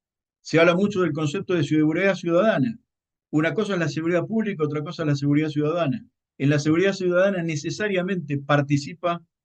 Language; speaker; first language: Spanish; native; Spanish